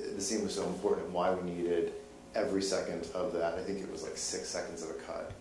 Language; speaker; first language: English; native; English